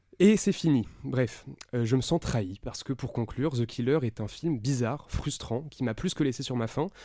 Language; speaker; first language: French; native; French